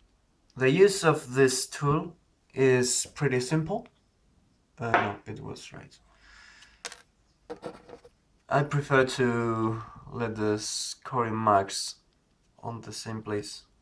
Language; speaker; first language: English; non-native, learner; Spanish